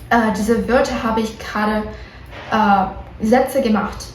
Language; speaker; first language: German; non-native, learner; Portuguese